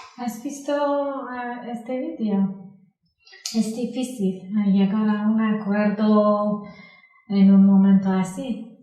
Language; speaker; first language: Spanish; non-native, learner; Persian